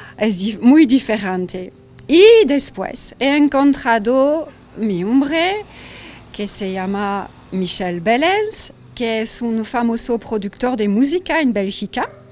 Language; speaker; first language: Spanish; non-native, learner; French